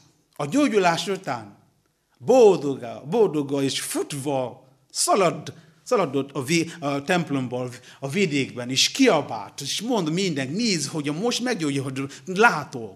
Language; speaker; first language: Hungarian; non-native, learner; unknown